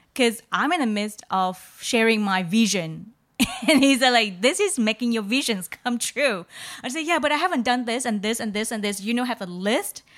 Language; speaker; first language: English; non-native, fluent; Vietnamese